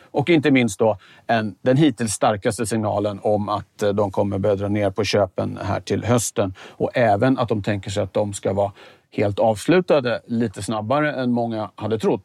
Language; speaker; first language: Swedish; native; Swedish